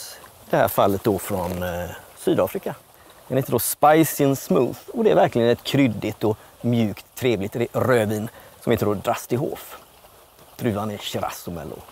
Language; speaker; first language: Swedish; native; Swedish